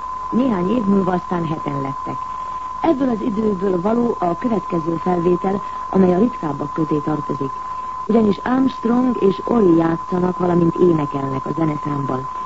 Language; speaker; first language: Hungarian; native; Hungarian